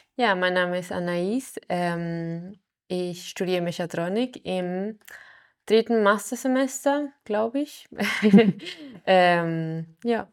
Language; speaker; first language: German; non-native, fluent; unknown